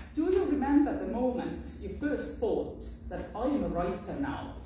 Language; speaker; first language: English; non-native, fluent; Estonian